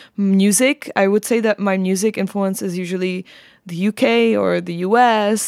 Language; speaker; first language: English; non-native, fluent; Czech